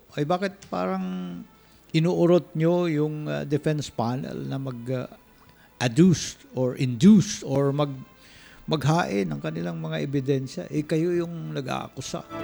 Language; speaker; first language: Filipino; non-native, local second language; Cebuano